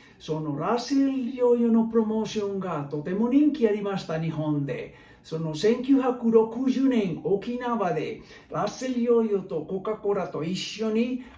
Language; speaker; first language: Japanese; non-native, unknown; Spanish